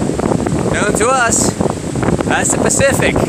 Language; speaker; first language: English; native; English